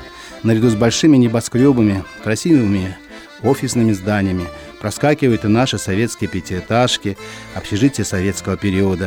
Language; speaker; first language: Russian; native; Russian